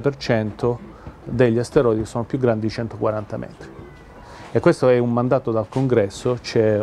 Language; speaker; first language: Italian; native; Italian